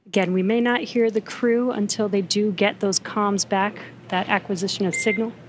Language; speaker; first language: English; native; English